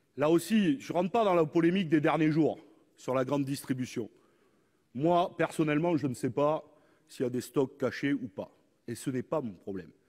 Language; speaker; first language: French; native; French